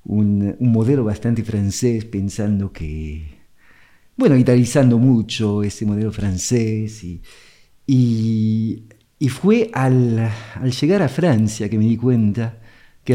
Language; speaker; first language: Spanish; non-native, fluent; French